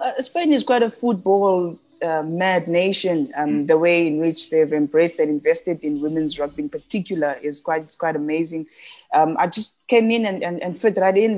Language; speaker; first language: English; non-native, local second language; Xhosa